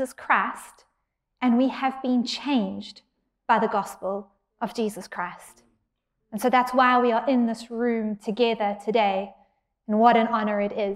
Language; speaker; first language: English; native; English